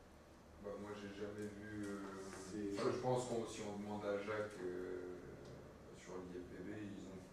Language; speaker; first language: French; native; French